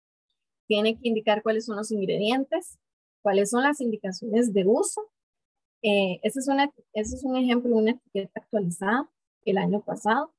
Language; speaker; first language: Spanish; native; Spanish